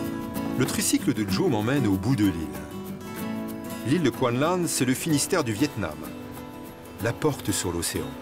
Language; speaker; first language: French; native; French